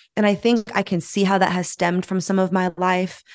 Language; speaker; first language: English; native; English